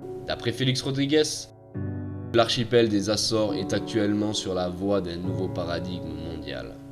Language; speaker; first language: French; native; French